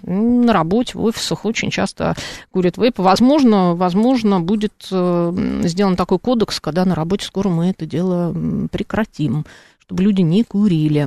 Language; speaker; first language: Russian; native; Russian